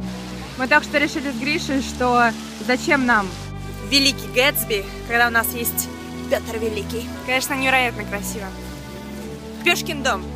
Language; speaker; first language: Russian; native; Russian